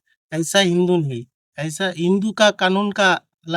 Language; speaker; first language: Hindi; non-native, learner; Bangla